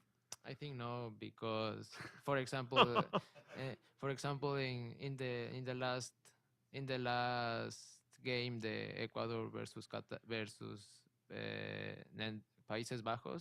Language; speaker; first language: English; non-native, learner; Spanish